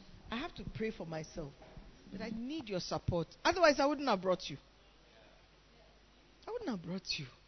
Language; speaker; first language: English; non-native, local second language; Akan